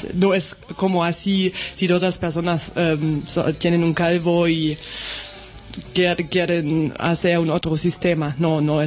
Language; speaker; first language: Spanish; non-native, learner; German